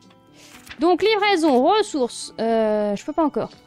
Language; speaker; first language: French; native; French